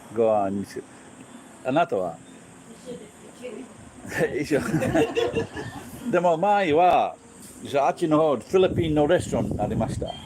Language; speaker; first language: Japanese; non-native, learner; English